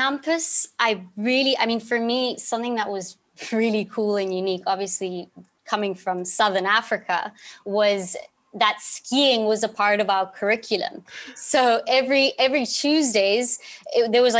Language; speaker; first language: English; native; English